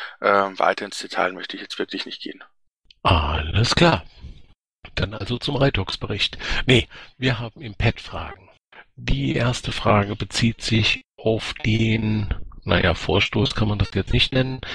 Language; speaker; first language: German; native; German